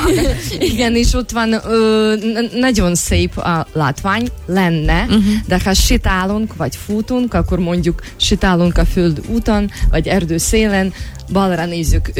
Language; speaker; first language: Hungarian; non-native, fluent; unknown